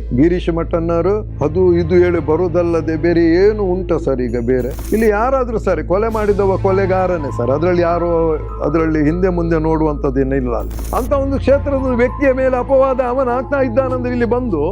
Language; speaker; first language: Kannada; non-native, local second language; Konkani